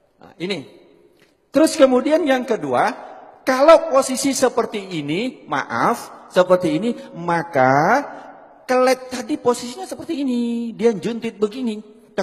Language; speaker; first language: Indonesian; native; Indonesian